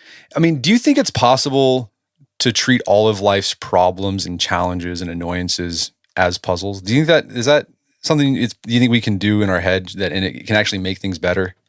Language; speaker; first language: English; native; English